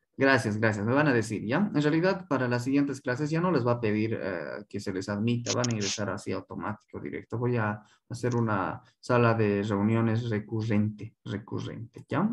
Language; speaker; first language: Spanish; non-native, local second language; Quechua